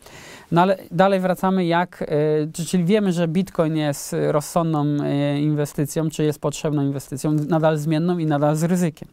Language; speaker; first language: Polish; native; Polish